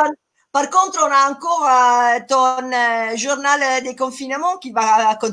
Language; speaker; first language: French; non-native, fluent; Italian